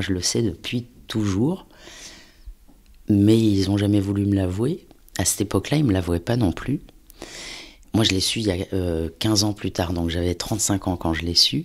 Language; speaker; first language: French; native; French